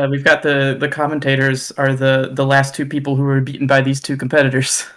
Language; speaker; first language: English; native; English